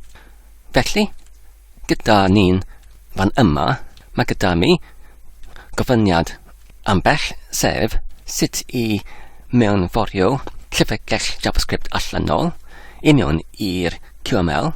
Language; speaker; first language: Welsh; non-native, learner; English